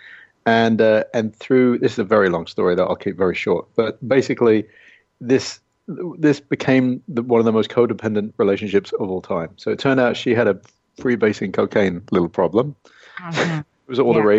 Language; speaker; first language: English; native; English